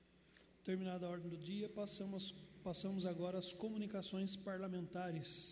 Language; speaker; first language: Portuguese; native; Portuguese